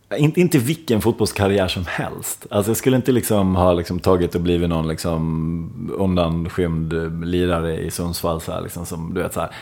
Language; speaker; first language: Swedish; native; Swedish